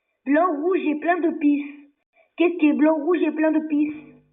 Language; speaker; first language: French; native; French